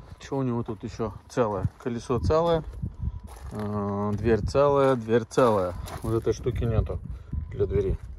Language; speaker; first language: Russian; native; Russian